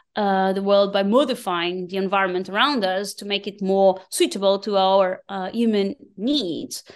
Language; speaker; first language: English; non-native, fluent; Portuguese